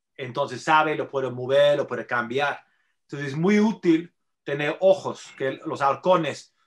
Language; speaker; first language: Spanish; non-native, fluent; English